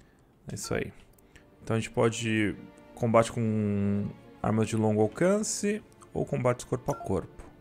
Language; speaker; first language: Portuguese; native; Portuguese